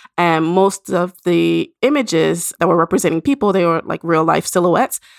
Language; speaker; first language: English; native; English